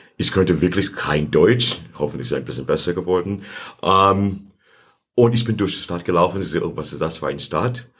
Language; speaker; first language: German; non-native, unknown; English